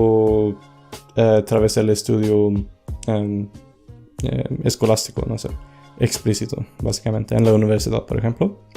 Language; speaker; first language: Spanish; non-native, fluent; Swedish